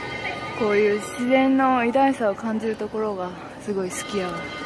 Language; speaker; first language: Japanese; native; Japanese